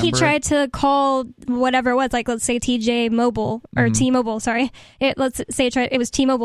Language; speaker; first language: English; native; English